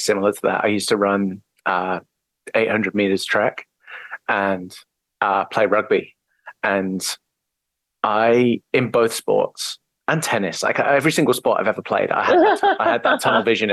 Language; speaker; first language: English; native; English